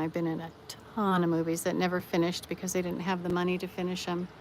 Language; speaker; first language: English; native; English